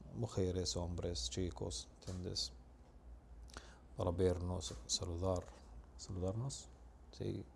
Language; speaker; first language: Spanish; non-native, learner; Arabic